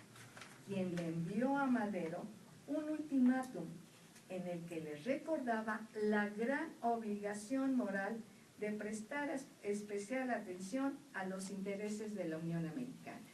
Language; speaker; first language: Spanish; native; Spanish